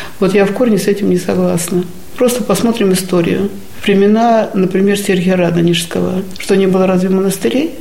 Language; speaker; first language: Russian; native; Russian